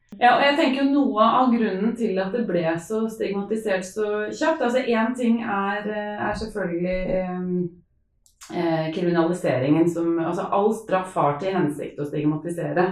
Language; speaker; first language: Norwegian; native; Norwegian